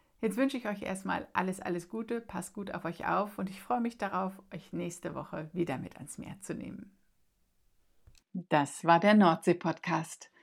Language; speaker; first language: German; native; German